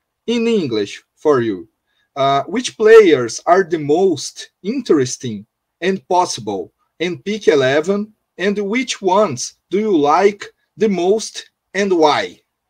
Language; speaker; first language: English; non-native, learner; Portuguese